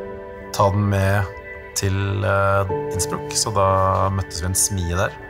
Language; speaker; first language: Norwegian; native; Norwegian